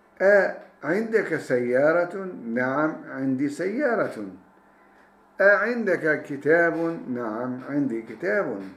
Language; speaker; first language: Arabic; non-native, fluent; Turkish